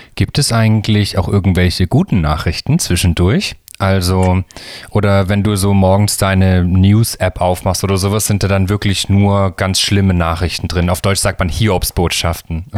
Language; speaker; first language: German; native; German